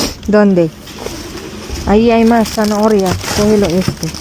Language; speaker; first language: Spanish; non-native, learner; Filipino